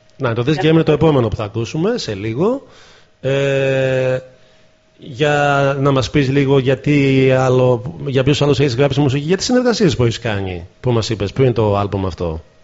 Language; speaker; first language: Greek; native; Greek